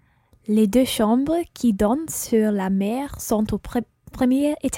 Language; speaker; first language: French; non-native, learner; English